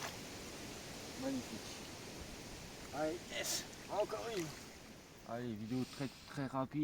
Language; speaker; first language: French; native; French